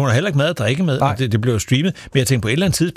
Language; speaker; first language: Danish; native; Danish